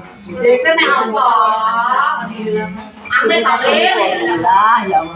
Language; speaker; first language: Indonesian; non-native, local second language; Javanese